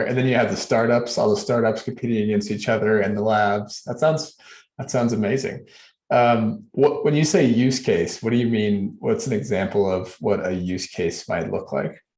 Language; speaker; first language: English; native; English